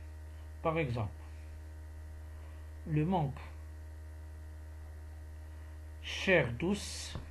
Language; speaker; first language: French; non-native, local second language; Arabic